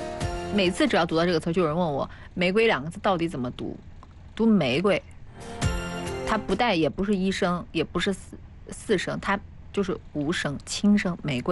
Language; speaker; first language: Chinese; native; Chinese